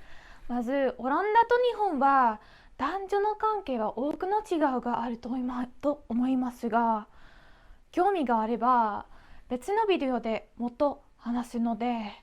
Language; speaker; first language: Japanese; non-native, fluent; Dutch